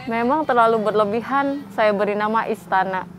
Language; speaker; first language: Indonesian; native; Indonesian